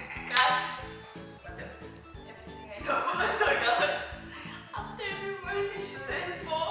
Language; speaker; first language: English; non-native, fluent; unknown